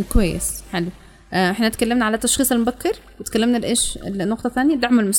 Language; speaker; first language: Arabic; native; Arabic